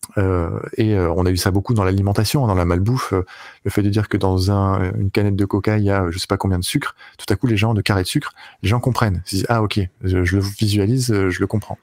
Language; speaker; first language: French; native; French